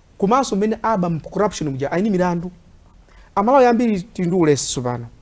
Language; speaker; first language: Nyanja; native; Nyanja